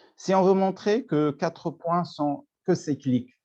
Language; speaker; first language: French; non-native, local second language; Arabic